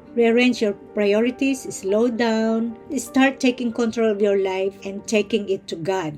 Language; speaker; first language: English; non-native, local second language; Filipino